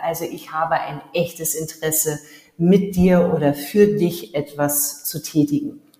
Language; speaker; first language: German; early bilingual, heritage; German